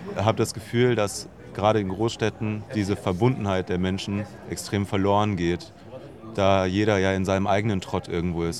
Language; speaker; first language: German; native; German